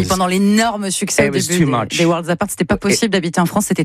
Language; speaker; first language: French; native; French